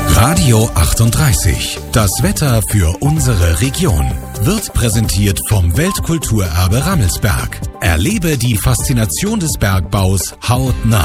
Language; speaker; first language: German; native; German